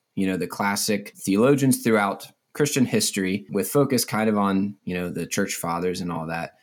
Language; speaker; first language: English; native; English